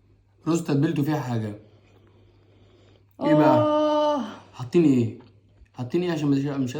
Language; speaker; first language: Arabic; native; Arabic